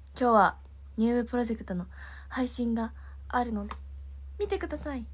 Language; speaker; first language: Japanese; native; Japanese